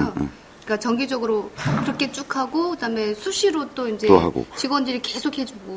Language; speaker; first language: Korean; native; Korean